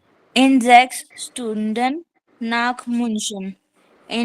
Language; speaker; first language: German; non-native, learner; Hindi